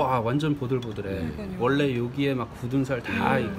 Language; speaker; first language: Korean; native; Korean